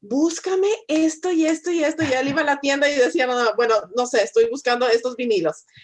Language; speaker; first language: Spanish; early bilingual, heritage; Spanish